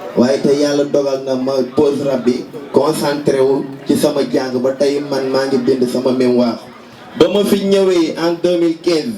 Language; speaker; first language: Wolof; non-native, local second language; Fula